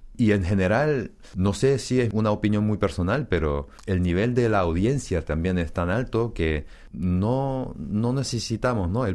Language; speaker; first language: Spanish; early bilingual, other home language; Korean